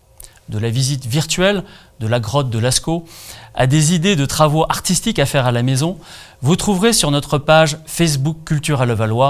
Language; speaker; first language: French; native; French